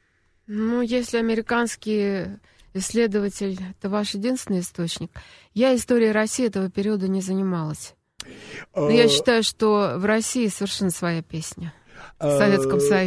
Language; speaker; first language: Russian; native; Russian